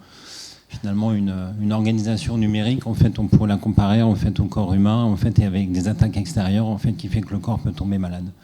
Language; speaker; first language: French; native; French